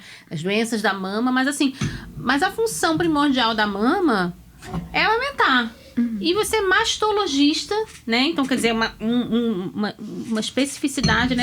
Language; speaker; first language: Portuguese; native; Portuguese